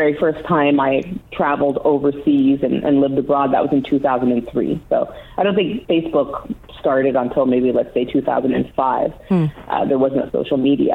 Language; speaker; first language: English; native; English